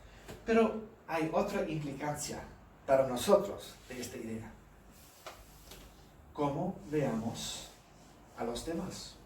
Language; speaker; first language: Spanish; non-native, fluent; English